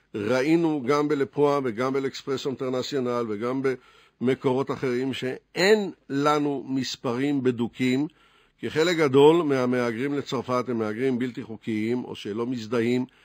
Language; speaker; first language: Hebrew; native; Hebrew